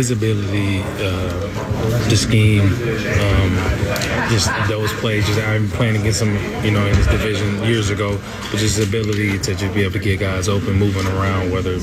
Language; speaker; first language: English; native; English